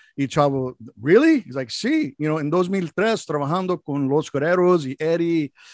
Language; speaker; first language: Spanish; non-native, learner; English